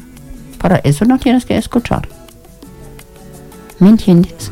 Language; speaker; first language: Spanish; non-native, learner; German